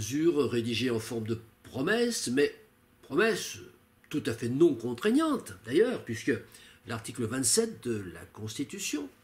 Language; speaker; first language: French; native; French